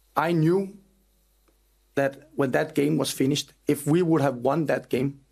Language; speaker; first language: English; non-native, fluent; Danish